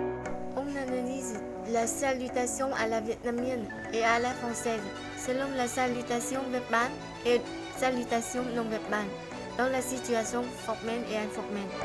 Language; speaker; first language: French; non-native, learner; Vietnamese